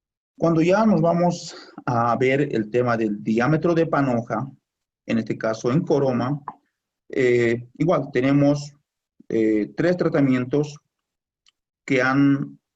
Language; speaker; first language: Spanish; native; Spanish